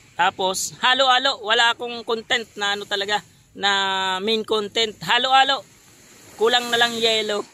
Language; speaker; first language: Filipino; non-native, local second language; Bikol